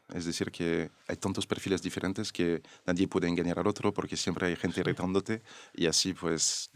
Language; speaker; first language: Spanish; non-native, fluent; French